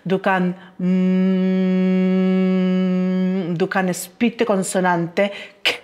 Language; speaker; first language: Norwegian; non-native, fluent; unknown